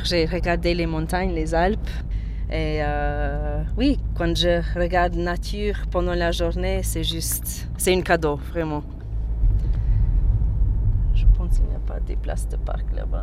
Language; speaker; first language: French; non-native, learner; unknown